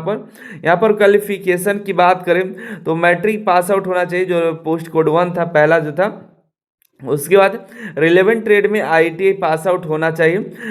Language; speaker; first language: Hindi; native; Hindi